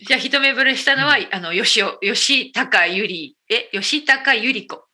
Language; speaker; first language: Japanese; native; Japanese